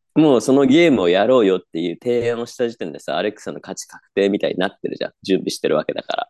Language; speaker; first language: Japanese; native; Japanese